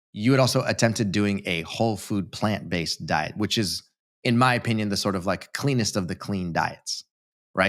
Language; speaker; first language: English; native; English